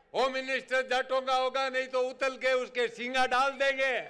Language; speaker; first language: Hindi; native; Hindi